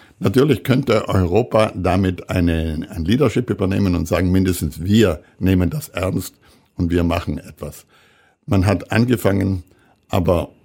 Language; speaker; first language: German; native; German